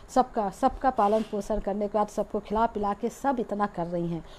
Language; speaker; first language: Hindi; native; Hindi